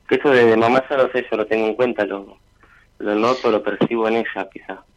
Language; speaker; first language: Spanish; native; Spanish